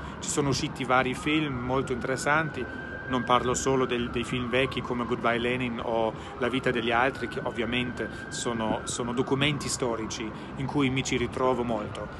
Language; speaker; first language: Italian; non-native, fluent; German